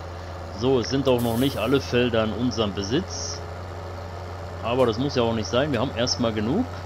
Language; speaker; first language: German; native; German